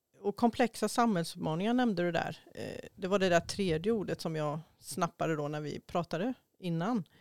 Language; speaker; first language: Swedish; native; Swedish